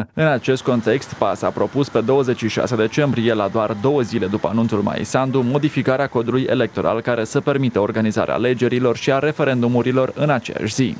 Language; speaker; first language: Romanian; native; Romanian